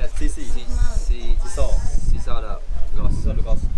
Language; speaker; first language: English; non-native, learner; Khmer